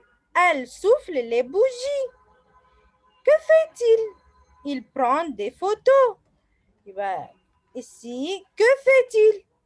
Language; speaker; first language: French; non-native, fluent; Arabic